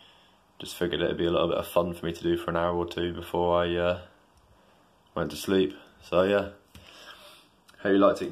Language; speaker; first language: English; native; English